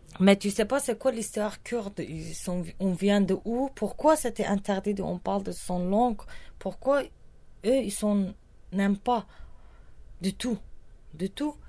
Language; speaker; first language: French; non-native, learner; Kurdish